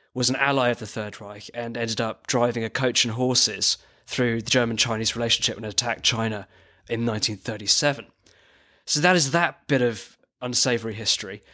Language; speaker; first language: English; native; English